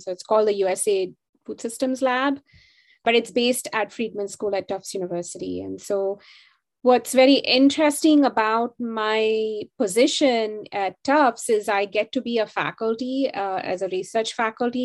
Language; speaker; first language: English; non-native, local second language; Hindi